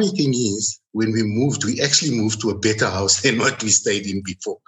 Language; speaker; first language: English; non-native, local second language; Afrikaans